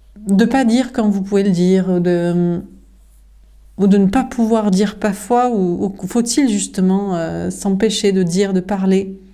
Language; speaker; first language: French; native; French